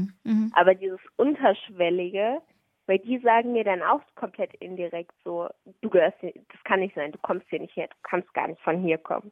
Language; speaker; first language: German; early bilingual, other home language; Somali